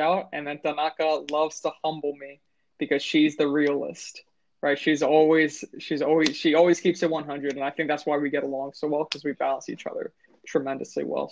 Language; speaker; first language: English; native; English